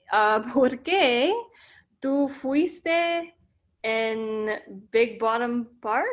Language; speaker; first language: Spanish; non-native, learner; English